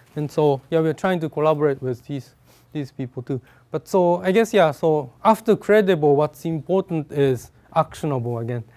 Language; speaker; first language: English; non-native, fluent; Japanese